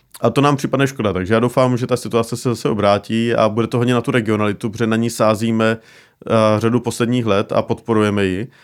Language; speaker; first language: Czech; native; Czech